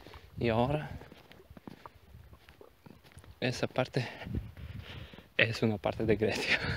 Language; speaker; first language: Spanish; non-native, learner; Bulgarian